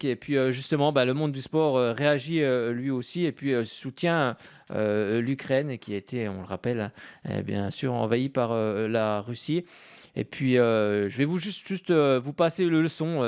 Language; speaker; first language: French; native; French